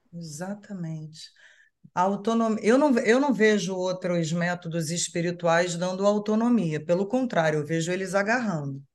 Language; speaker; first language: Portuguese; native; Portuguese